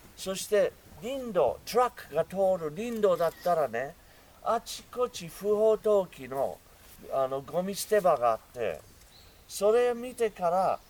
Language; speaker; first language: Japanese; non-native, fluent; English